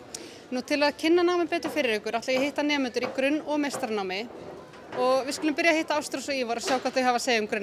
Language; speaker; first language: Icelandic; native; Icelandic